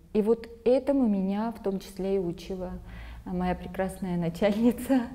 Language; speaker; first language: Russian; non-native, local second language; Armenian